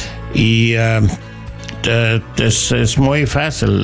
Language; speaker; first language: Spanish; non-native, learner; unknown